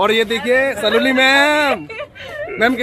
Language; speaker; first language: Hindi; non-native, local second language; Assamese